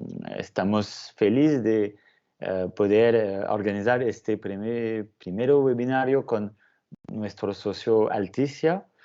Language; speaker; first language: Spanish; non-native, fluent; French